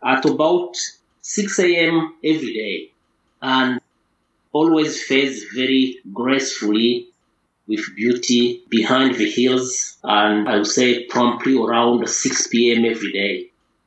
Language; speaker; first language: English; non-native, local second language; Kinyarwanda